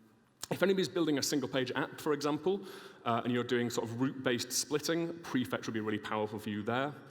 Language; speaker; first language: English; native; English